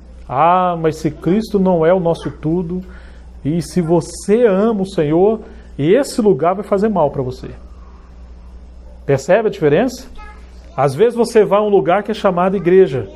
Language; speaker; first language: Portuguese; native; Portuguese